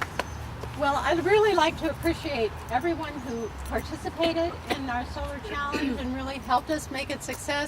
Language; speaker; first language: English; native; English